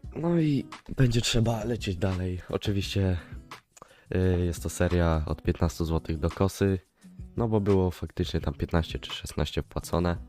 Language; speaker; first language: Polish; native; Polish